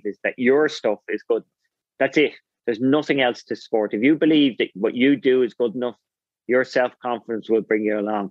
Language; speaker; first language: English; native; English